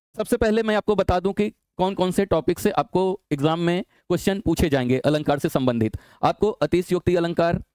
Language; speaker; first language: Hindi; native; Hindi